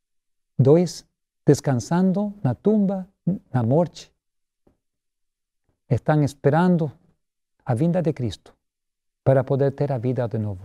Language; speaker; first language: Portuguese; non-native, learner; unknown